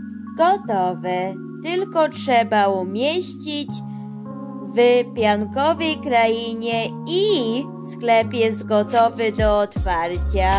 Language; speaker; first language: Polish; early bilingual, heritage; Polish